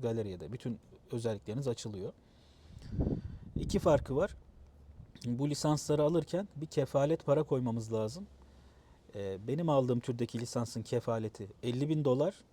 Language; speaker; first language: Turkish; native; Turkish